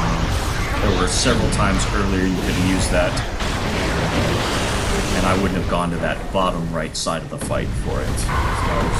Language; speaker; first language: English; native; English